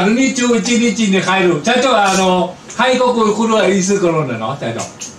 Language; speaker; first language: Japanese; non-native, learner; Thai